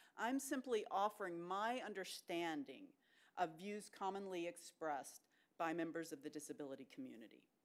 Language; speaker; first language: English; native; English